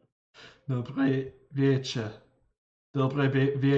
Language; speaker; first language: Russian; non-native, learner; English